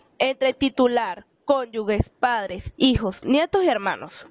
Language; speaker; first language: Spanish; native; Spanish